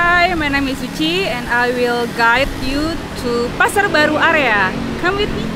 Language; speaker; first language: English; non-native, fluent; Indonesian